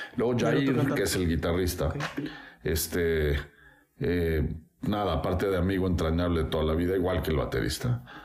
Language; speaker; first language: Spanish; native; Spanish